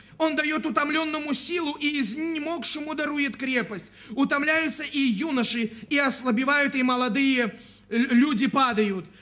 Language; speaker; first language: Russian; non-native, local second language; Armenian